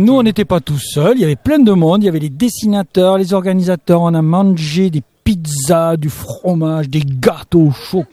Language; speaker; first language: French; native; French